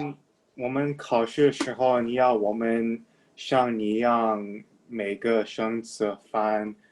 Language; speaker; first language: Chinese; non-native, learner; English